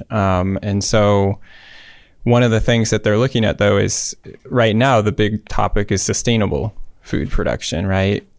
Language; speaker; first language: English; native; English